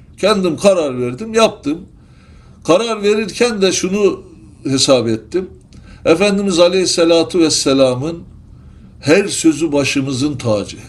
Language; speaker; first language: Turkish; native; Turkish